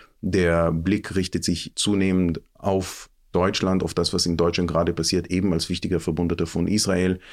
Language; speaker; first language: German; non-native, fluent; Hebrew